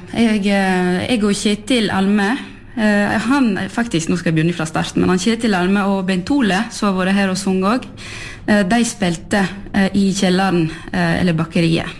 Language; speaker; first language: Norwegian; non-native, fluent; French